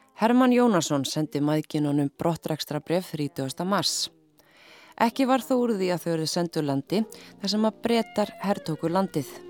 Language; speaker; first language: Icelandic; native; Icelandic